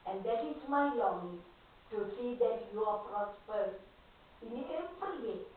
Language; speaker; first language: English; non-native, local second language; Tamil